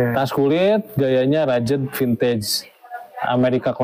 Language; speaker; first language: Indonesian; native; Indonesian